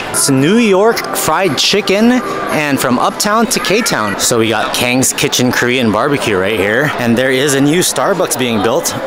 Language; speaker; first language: English; native; English